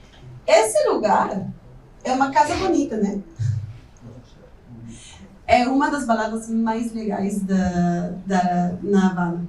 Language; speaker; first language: Portuguese; non-native, fluent; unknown